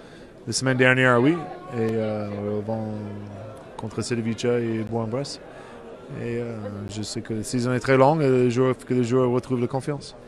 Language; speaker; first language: French; non-native, fluent; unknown